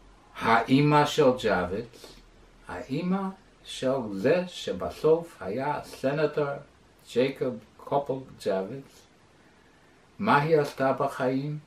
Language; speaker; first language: Hebrew; non-native, fluent; English